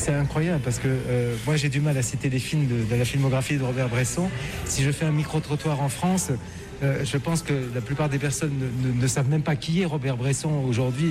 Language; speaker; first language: French; native; French